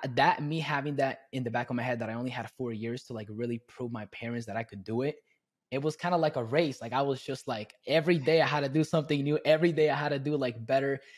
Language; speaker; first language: English; early bilingual, other home language; Spanish